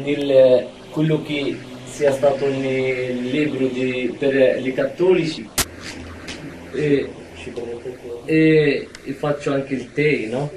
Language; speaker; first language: Italian; non-native, learner; Arabic